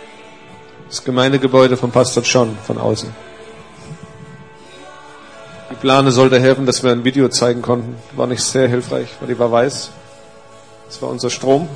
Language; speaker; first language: German; native; German